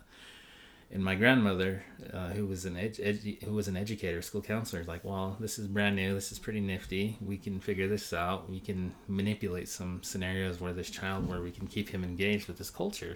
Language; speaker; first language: English; native; English